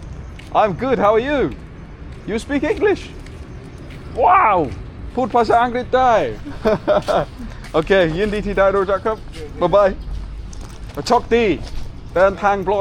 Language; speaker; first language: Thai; non-native, learner; English